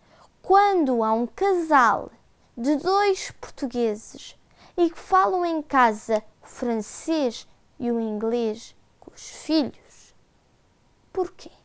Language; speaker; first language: Portuguese; early bilingual, heritage; Portuguese